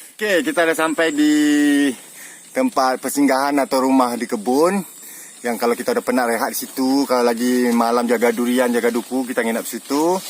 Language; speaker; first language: Malay; non-native, local second language; Achinese